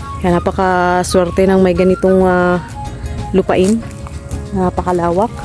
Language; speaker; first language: Filipino; non-native, local second language; Waray